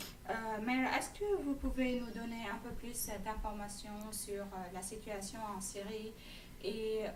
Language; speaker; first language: French; non-native, fluent; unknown